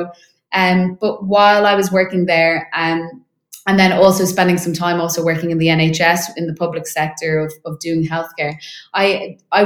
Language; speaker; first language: English; native; English